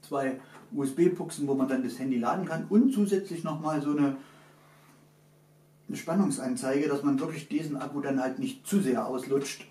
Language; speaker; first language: German; native; German